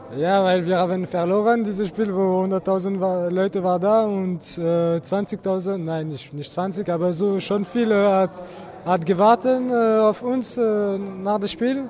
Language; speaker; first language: German; non-native, learner; French